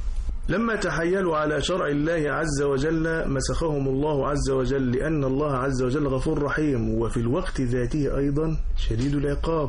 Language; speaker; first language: Arabic; native; Arabic